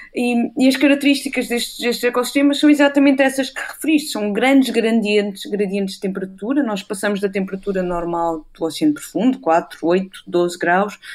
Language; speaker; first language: Portuguese; native; Portuguese